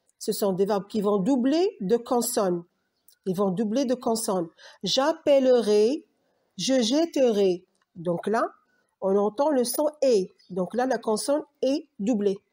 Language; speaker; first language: French; non-native, local second language; Arabic